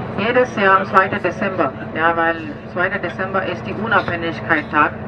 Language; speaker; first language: German; non-native, fluent; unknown